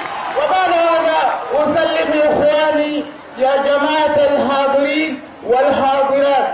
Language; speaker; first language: Arabic; non-native, learner; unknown